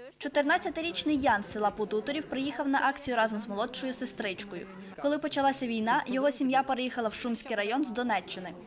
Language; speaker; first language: Ukrainian; native; Ukrainian